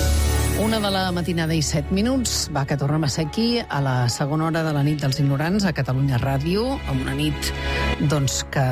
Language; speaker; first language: Catalan; native; Catalan